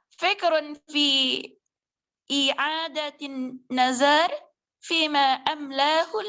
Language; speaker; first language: Arabic; non-native, learner; Indonesian